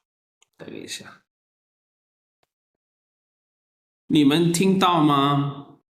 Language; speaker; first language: Chinese; non-native, fluent; Urdu